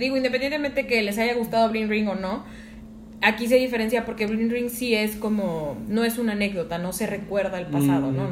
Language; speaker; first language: Spanish; native; Spanish